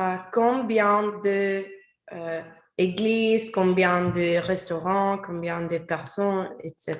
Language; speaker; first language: French; non-native, learner; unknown